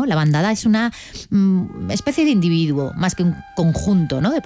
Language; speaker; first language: Spanish; native; Spanish